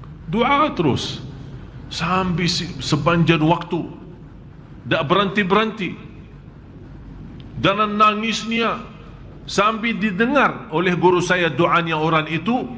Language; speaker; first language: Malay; non-native, fluent; Arabic